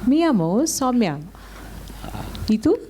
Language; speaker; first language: Spanish; non-native, learner; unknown